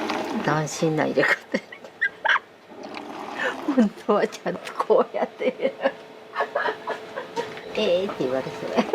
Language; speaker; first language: Japanese; native; Japanese